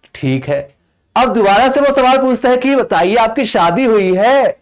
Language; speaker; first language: Hindi; native; Hindi